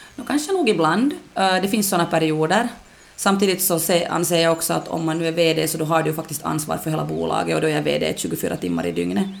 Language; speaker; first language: Swedish; native; Swedish